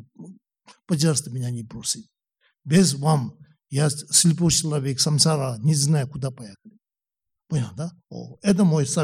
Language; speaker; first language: Russian; non-native, learner; Tibetan